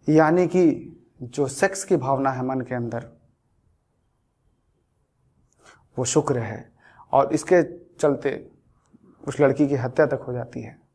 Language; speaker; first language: Hindi; native; Hindi